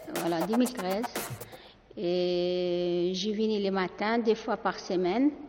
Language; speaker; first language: French; non-native, learner; Arabic